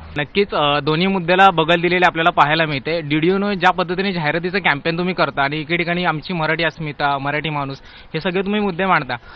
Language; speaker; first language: Marathi; native; Marathi